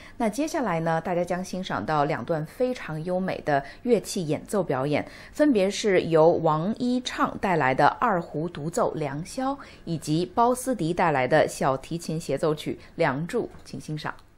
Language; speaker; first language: Chinese; native; Chinese